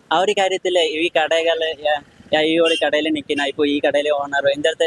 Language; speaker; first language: Malayalam; non-native, local second language; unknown